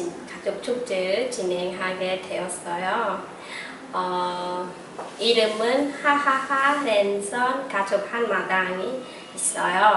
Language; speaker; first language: Korean; non-native, fluent; Khmer